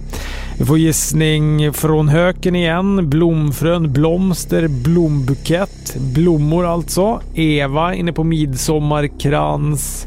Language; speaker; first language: Swedish; native; Swedish